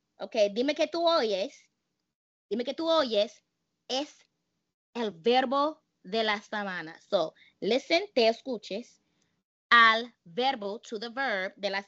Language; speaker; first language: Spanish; non-native, fluent; English